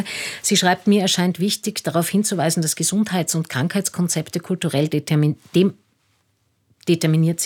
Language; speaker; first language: German; native; German